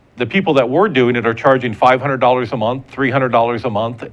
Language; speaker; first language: English; native; English